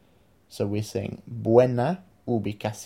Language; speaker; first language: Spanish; non-native, fluent; English